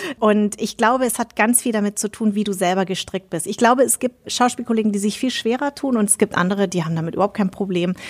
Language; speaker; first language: German; early bilingual, other home language; Vietnamese